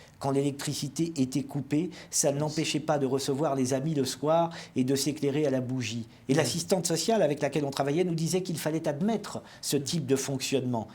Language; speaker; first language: French; native; French